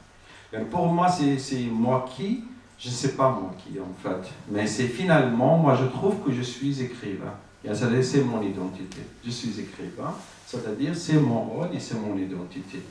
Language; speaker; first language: French; non-native, learner; Arabic